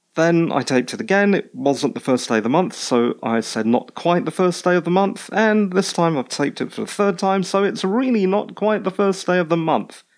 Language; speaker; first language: English; native; English